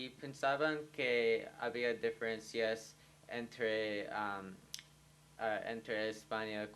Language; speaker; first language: Spanish; non-native, learner; English